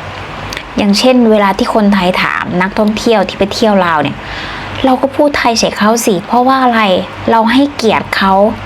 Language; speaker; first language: Thai; native; Thai